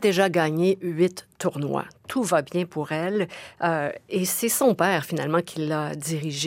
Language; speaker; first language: French; native; French